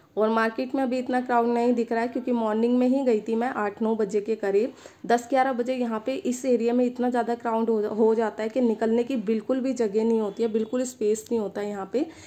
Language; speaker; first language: Hindi; native; Hindi